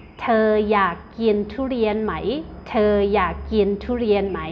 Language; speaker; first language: Thai; non-native, fluent; Burmese